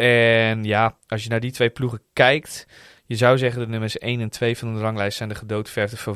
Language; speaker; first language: Dutch; native; Dutch